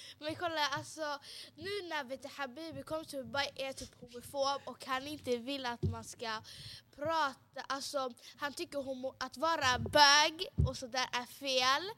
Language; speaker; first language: Swedish; early bilingual, other home language; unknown